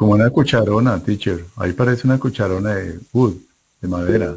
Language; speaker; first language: Spanish; native; Spanish